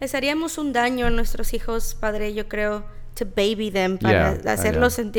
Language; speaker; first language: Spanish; native; Spanish